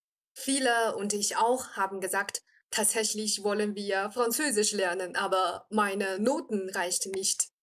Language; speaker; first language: German; non-native, fluent; Chinese